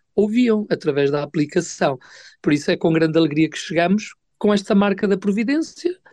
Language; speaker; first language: Portuguese; native; Portuguese